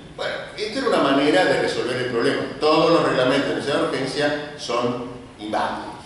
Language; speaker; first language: Spanish; native; Spanish